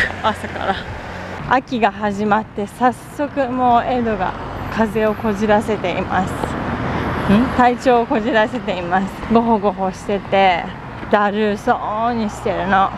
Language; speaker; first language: Japanese; native; Japanese